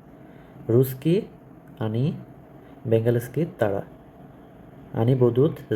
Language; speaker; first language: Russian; non-native, learner; Bangla